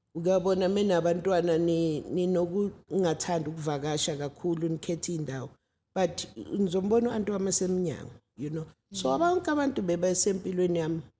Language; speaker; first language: Zulu; native; Zulu